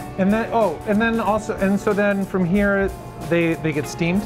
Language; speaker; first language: English; native; English